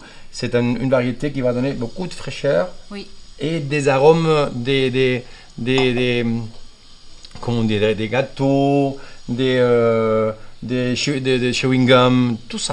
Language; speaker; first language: French; non-native, fluent; Spanish